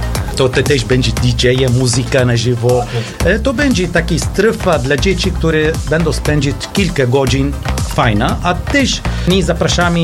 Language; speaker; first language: Polish; non-native, learner; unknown